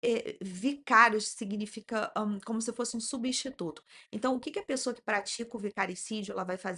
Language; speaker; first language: Portuguese; native; Portuguese